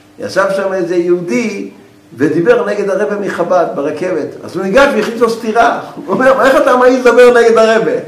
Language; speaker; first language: Hebrew; native; Hebrew